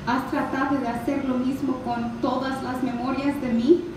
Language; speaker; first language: Spanish; early bilingual, other home language; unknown